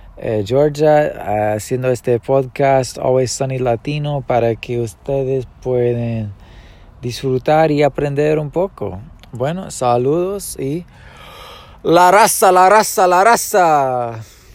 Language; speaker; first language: Spanish; early bilingual, heritage; Spanish